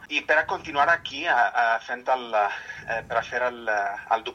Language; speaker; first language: Catalan; non-native, fluent; Arabic